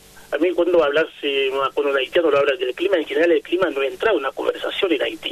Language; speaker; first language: Spanish; non-native, fluent; Haitian Creole